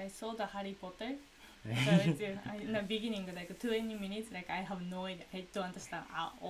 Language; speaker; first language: English; non-native, learner; Japanese